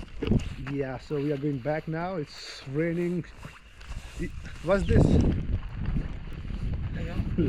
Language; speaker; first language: English; non-native, fluent; Hindi